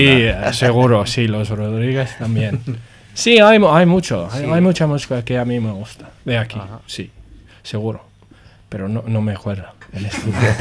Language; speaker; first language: Spanish; non-native, learner; English